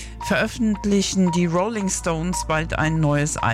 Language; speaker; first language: German; native; German